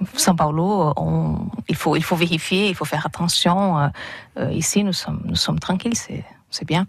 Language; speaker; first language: French; non-native, learner; Portuguese